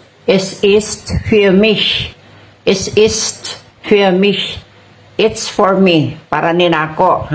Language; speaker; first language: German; non-native, fluent; Cebuano